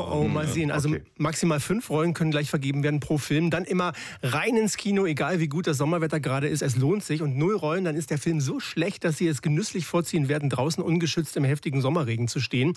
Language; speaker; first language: German; native; German